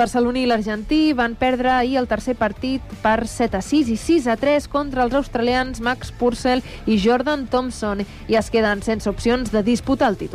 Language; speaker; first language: Catalan; native; Catalan